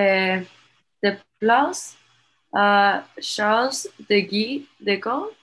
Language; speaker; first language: French; non-native, learner; English